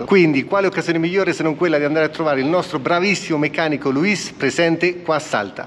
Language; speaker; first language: Italian; native; Italian